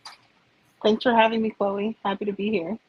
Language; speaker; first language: English; native; English